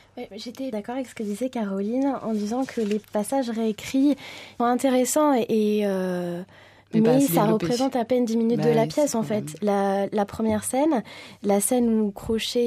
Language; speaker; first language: French; native; French